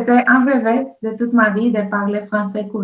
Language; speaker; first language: French; non-native, fluent; Spanish